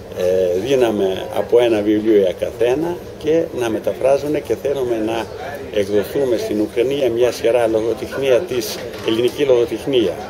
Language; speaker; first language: Greek; non-native, learner; Ukrainian